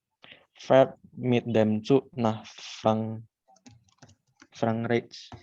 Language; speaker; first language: German; non-native, learner; Indonesian